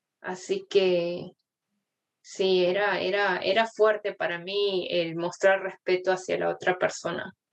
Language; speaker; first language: Spanish; early bilingual, other home language; Korean